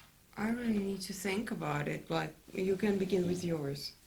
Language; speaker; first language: English; non-native, fluent; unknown